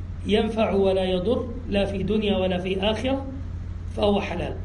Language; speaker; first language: Arabic; native; Arabic